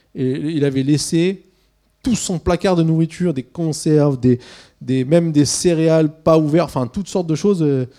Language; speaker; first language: French; early bilingual, other home language; Swiss German